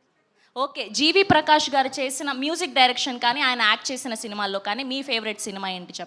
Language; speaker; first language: Telugu; native; Telugu